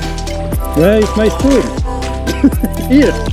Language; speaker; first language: English; non-native, learner; French